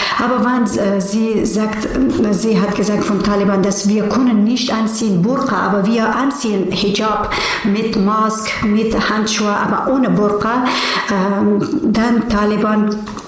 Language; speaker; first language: German; non-native, learner; Persian